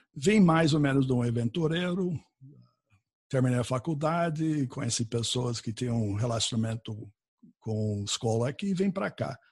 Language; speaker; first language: Portuguese; non-native, fluent; English